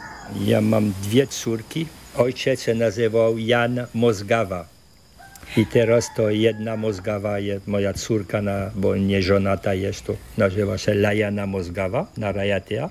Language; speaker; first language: Polish; early bilingual, heritage; French